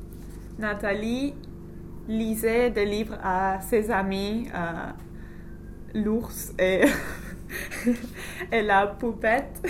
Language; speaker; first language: French; non-native, learner; English